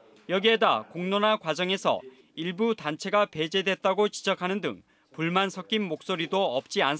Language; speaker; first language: Korean; native; Korean